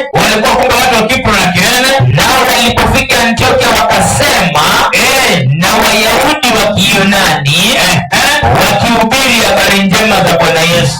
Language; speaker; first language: Swahili; non-native, local second language; Luo (Kenya and Tanzania)